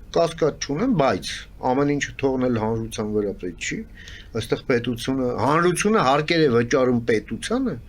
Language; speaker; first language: Armenian; native; Armenian